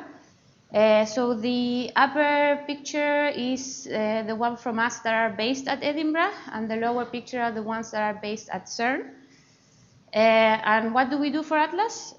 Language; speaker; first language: English; non-native, fluent; Spanish